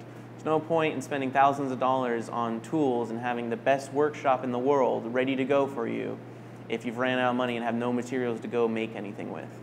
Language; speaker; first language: English; native; English